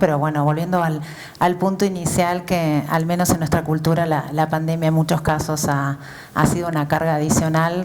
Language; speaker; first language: Spanish; native; Spanish